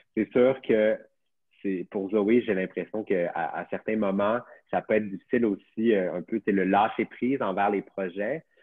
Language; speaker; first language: French; native; French